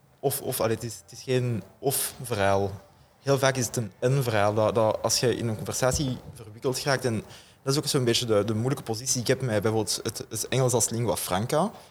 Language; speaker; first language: Dutch; native; Dutch